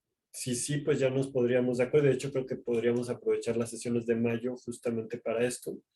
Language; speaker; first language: Spanish; native; Spanish